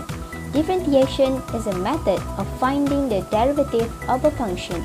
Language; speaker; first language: English; non-native, local second language; Malay